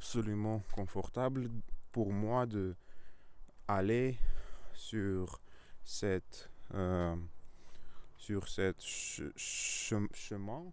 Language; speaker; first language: French; non-native, learner; Russian